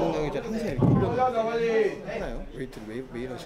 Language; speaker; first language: Korean; native; Korean